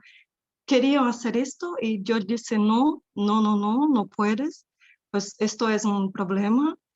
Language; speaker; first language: Spanish; non-native, fluent; Portuguese